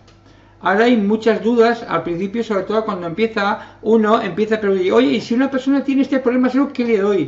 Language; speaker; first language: Spanish; native; Spanish